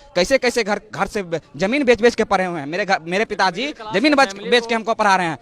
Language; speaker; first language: Hindi; native; Hindi